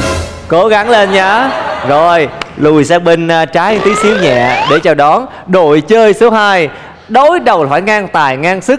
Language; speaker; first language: Vietnamese; native; Vietnamese